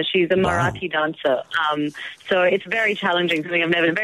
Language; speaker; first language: English; native; English